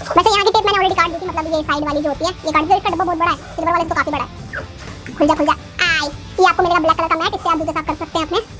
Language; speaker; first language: Hindi; native; Hindi